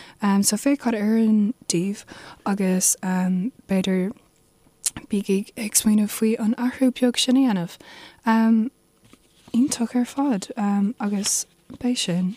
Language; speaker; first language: Irish; non-native, local second language; English